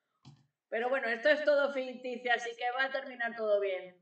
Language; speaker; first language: Spanish; native; Spanish